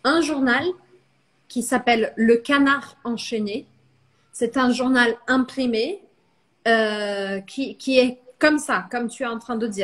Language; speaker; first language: French; non-native, fluent; Portuguese